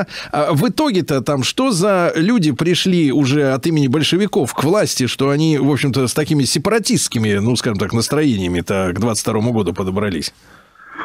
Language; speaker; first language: Russian; native; Russian